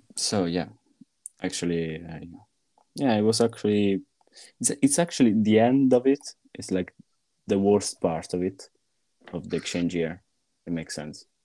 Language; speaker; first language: English; non-native, fluent; Italian